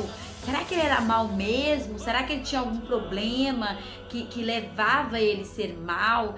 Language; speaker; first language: Portuguese; native; Portuguese